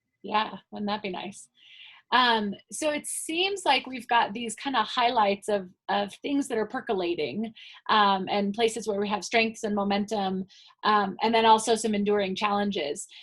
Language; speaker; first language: English; native; English